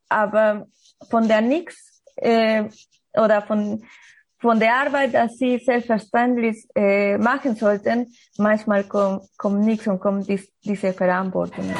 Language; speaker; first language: German; non-native, learner; Spanish